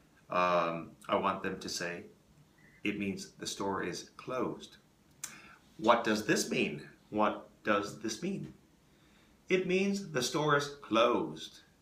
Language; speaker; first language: English; native; English